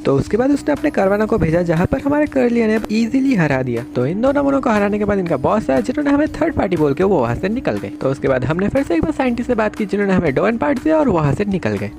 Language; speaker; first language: Hindi; native; Hindi